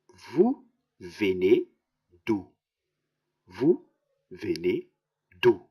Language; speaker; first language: French; non-native, fluent; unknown